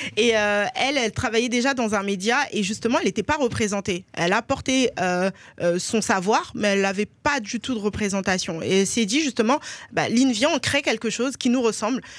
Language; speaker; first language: French; early bilingual, other home language; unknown